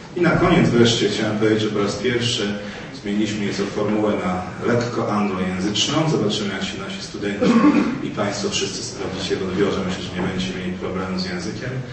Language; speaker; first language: Polish; native; Polish